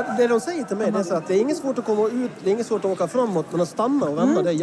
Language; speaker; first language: Swedish; native; Swedish